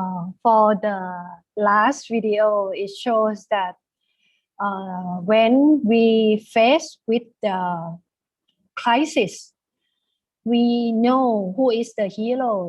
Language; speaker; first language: English; non-native, fluent; Thai